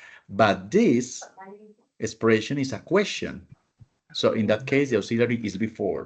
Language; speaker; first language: English; non-native, fluent; Spanish